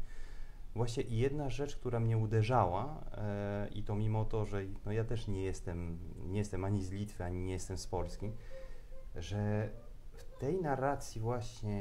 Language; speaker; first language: Polish; non-native, fluent; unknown